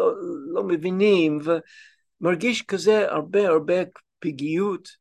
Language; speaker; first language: Hebrew; non-native, fluent; English